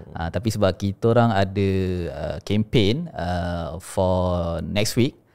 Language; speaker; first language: Malay; native; Malay